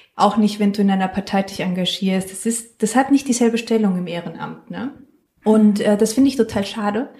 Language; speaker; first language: German; non-native, fluent; Spanish